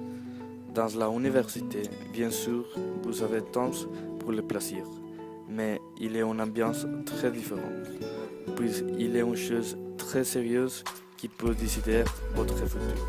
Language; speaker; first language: French; non-native, learner; Spanish